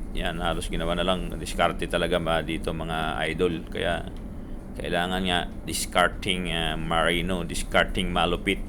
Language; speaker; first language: Filipino; native; Filipino